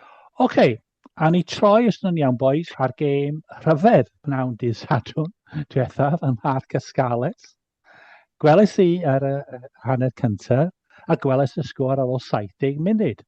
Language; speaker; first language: Welsh; non-native, fluent; English